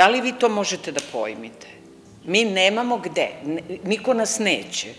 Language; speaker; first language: Serbian; native; Serbian